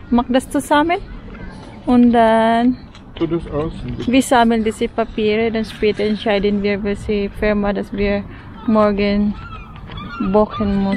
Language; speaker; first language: German; non-native, learner; Filipino